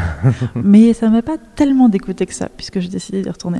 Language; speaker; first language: French; native; French